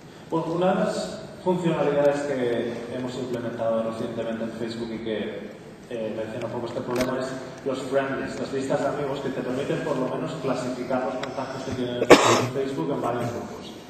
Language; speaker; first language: Spanish; native; Spanish